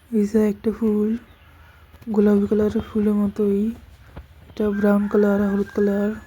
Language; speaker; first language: Bangla; native; Bangla